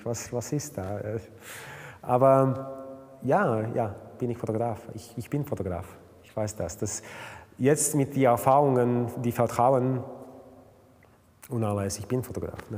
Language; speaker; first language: German; non-native, fluent; Slovak